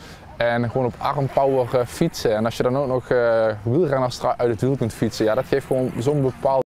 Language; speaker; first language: Dutch; native; Dutch